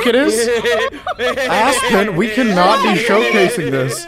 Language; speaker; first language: English; native; English